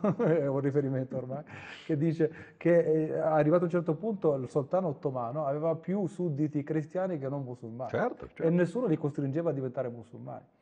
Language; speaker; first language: Italian; non-native, fluent; Arabic